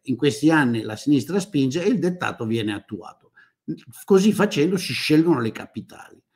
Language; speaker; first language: Italian; native; Italian